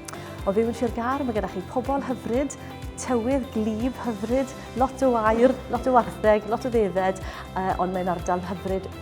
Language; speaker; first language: Welsh; native; Welsh